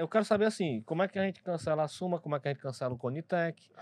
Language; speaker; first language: Portuguese; native; Portuguese